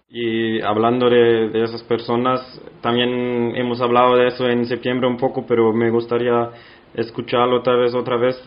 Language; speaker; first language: Spanish; non-native, fluent; German